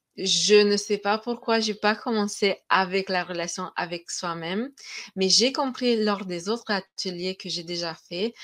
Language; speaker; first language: French; non-native, fluent; Romanian